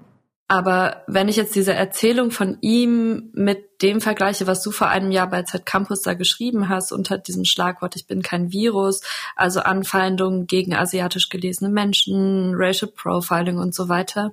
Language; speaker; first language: German; native; German